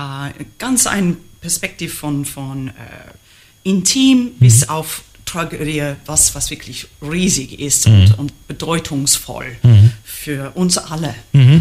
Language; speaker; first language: German; non-native, fluent; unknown